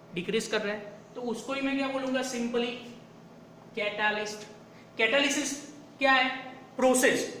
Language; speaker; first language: Hindi; non-native, local second language; Gujarati